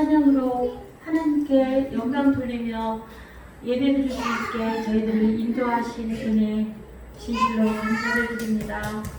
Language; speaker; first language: Korean; native; Korean